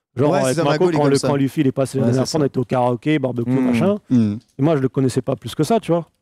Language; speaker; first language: French; native; French